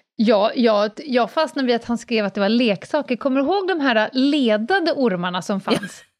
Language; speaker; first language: Swedish; native; Swedish